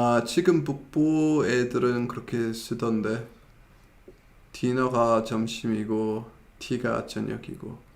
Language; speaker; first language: Korean; non-native, fluent; English